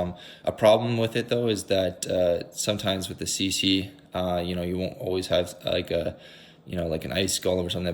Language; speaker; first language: English; native; English